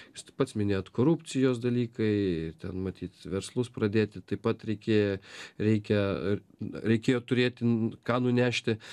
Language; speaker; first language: Lithuanian; native; Lithuanian